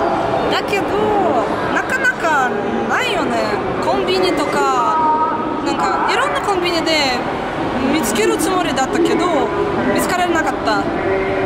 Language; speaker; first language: Japanese; non-native, learner; Russian